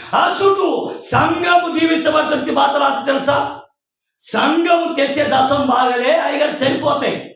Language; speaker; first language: Telugu; non-native, local second language; Koya